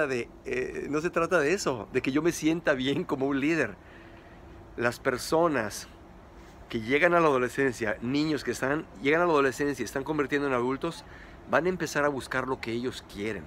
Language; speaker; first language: Spanish; native; Spanish